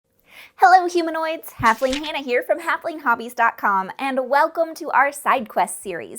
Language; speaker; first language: English; native; English